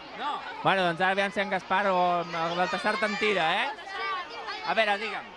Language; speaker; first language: Catalan; native; Catalan